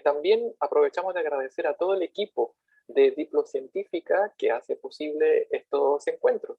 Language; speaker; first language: Spanish; native; Spanish